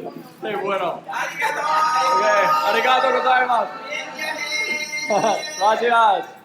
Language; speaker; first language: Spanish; non-native, learner; English